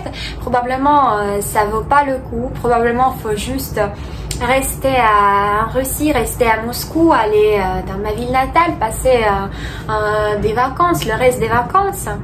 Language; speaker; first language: French; non-native, fluent; Russian